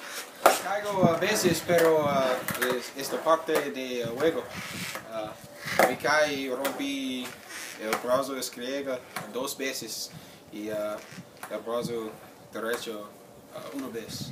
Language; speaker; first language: Spanish; non-native, learner; English